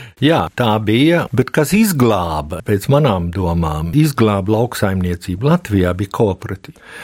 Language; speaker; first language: Latvian; early bilingual, heritage; Latvian